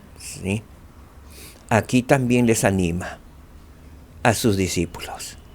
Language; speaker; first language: Spanish; native; Spanish